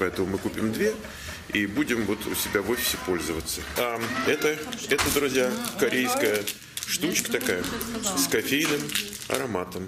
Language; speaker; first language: Russian; native; Russian